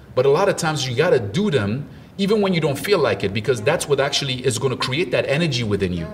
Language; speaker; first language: English; early bilingual, other home language; French